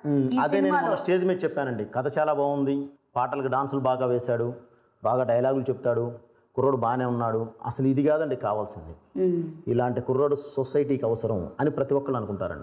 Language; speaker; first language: Telugu; native; Telugu